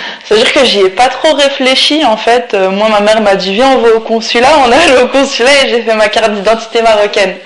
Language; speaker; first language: French; early bilingual, other home language; Arabic